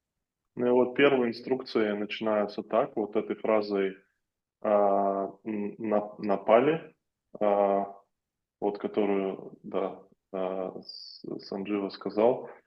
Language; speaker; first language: Russian; native; Russian